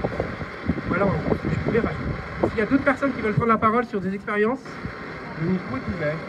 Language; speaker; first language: French; native; French